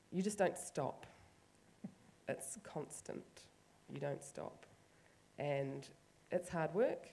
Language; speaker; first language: English; native; English